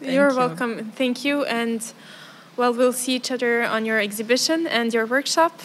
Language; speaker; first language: English; non-native, fluent; Serbian